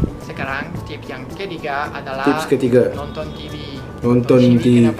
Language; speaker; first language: Indonesian; non-native, fluent; French